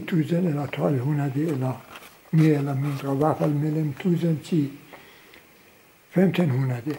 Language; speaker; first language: Danish; non-native, local second language; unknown